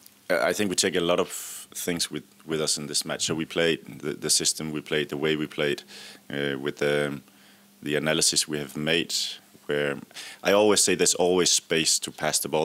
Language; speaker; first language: English; non-native, fluent; Danish